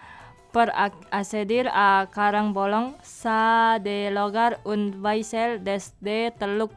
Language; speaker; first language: Catalan; non-native, fluent; Indonesian